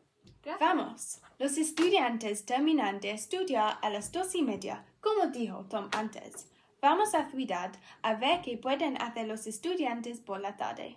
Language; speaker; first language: Spanish; non-native, learner; English